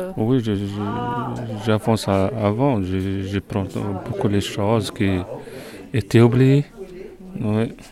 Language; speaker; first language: French; non-native, local second language; Arabic